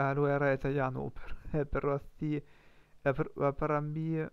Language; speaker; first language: Spanish; non-native, learner; German